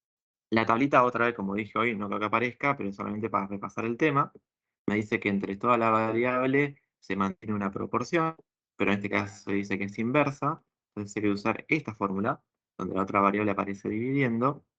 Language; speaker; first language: Spanish; native; Spanish